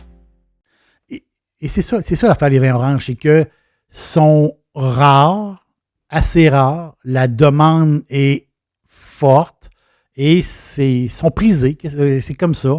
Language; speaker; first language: French; native; French